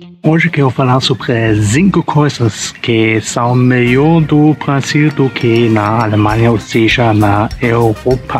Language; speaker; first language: Portuguese; non-native, fluent; German